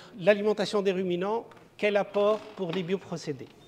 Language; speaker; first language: French; non-native, local second language; Arabic